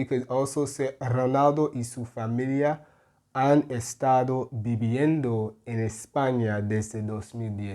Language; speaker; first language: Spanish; non-native, fluent; English